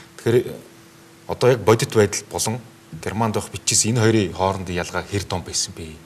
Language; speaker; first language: Mongolian; native; Mongolian